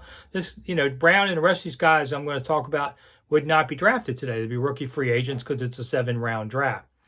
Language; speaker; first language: English; native; English